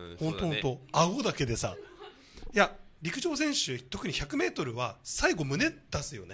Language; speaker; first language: Japanese; native; Japanese